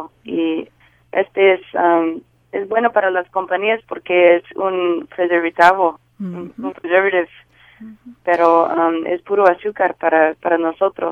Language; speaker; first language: Spanish; non-native, learner; English